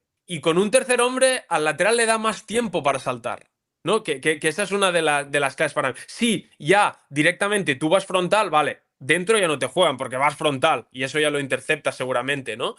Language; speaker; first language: Spanish; native; Spanish